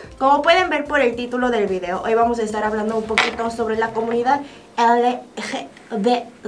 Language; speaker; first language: Spanish; early bilingual, other home language; Korean